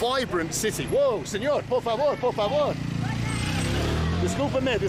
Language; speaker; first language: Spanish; non-native, learner; English